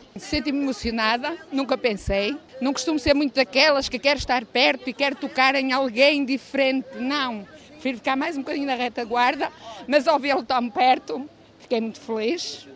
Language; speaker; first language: Portuguese; native; Portuguese